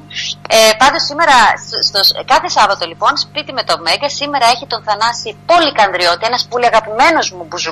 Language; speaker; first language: Greek; native; Greek